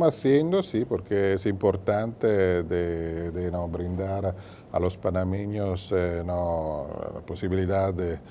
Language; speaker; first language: Spanish; non-native, fluent; Italian